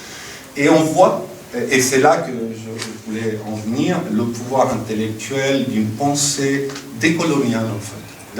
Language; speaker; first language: French; non-native, fluent; Spanish